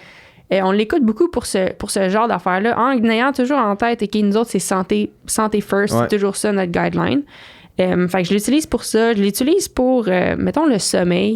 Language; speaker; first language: French; native; French